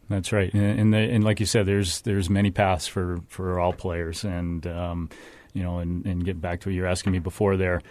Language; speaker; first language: English; native; English